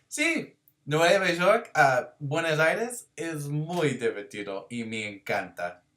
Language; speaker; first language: Spanish; non-native, learner; English